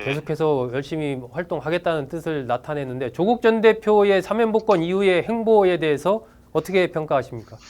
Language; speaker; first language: Korean; native; Korean